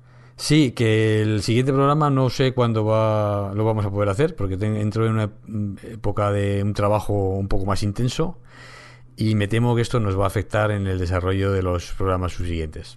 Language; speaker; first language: Spanish; native; Spanish